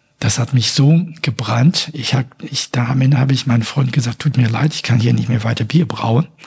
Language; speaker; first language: German; non-native, fluent; Chinese